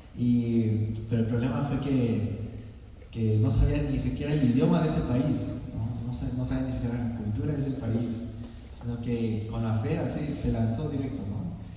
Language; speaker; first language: Spanish; early bilingual, other home language; Korean